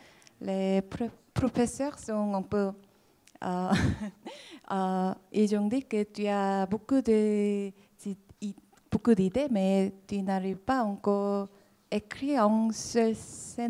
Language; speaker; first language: French; non-native, fluent; Korean